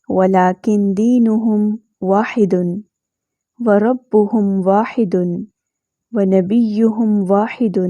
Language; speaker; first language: Arabic; non-native, fluent; Urdu